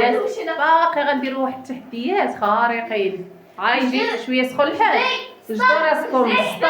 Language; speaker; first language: Arabic; native; Arabic